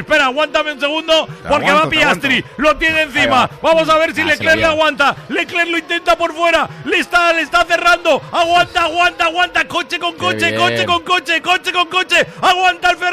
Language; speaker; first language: Spanish; native; Spanish